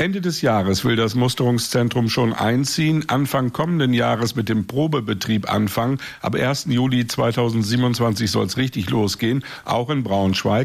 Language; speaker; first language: German; native; German